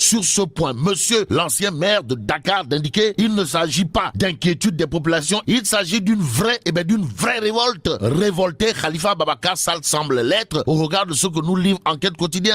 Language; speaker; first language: French; non-native, local second language; Wolof